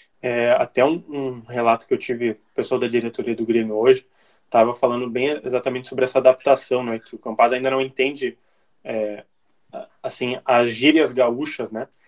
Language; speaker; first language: Portuguese; native; Portuguese